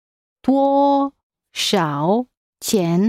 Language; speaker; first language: Chinese; non-native, learner; English